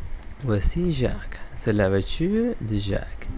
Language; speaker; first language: French; non-native, learner; English